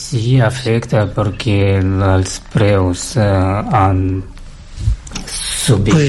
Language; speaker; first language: Catalan; non-native, learner; Russian